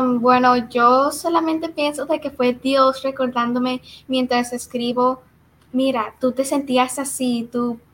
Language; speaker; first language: Spanish; early bilingual, heritage; Spanish